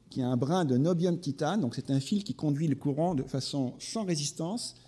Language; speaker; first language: French; native; French